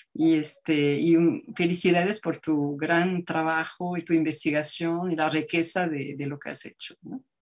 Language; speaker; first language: Spanish; native; Spanish